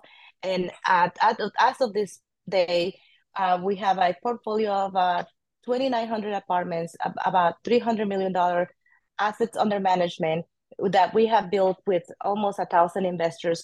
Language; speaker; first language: English; non-native, fluent; Spanish